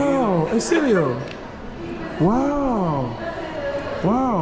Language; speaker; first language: Spanish; non-native, learner; English